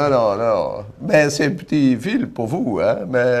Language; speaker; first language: French; non-native, fluent; Dutch